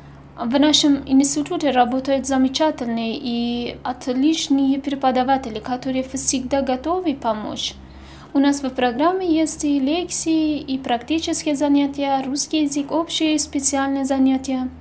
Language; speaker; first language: Russian; non-native, fluent; Persian